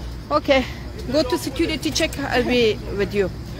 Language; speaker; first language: English; non-native, learner; Persian